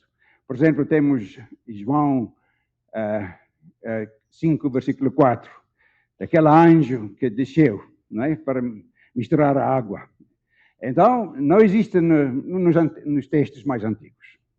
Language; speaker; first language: Portuguese; non-native, fluent; Dutch